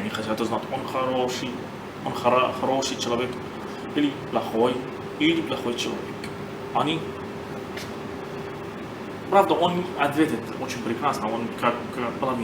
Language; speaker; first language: Russian; non-native, learner; Arabic